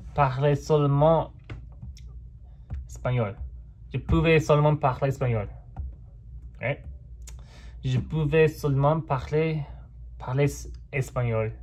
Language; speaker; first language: French; non-native, fluent; English